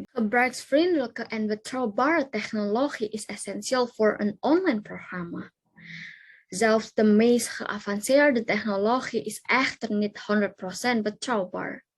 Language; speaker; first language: Dutch; non-native, learner; Indonesian